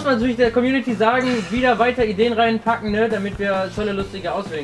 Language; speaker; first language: German; native; German